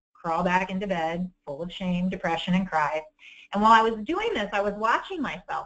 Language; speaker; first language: English; native; English